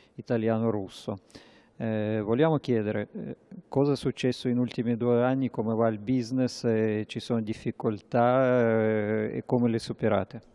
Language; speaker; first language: Italian; non-native, fluent; Russian